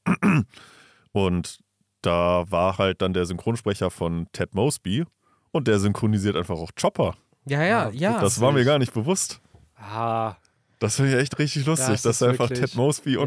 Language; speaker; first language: German; native; German